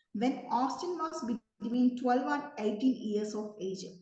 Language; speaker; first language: English; non-native, local second language; Malayalam